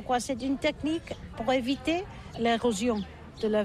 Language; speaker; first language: French; non-native, learner; Catalan